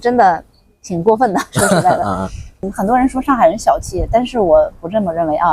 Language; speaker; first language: Chinese; non-native, local second language; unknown